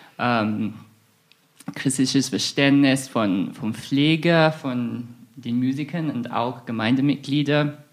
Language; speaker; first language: German; non-native, fluent; English